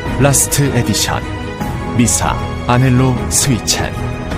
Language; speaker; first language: Korean; native; Korean